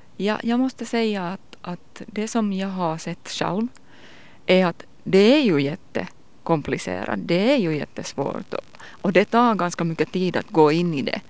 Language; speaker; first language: Swedish; non-native, local second language; Finnish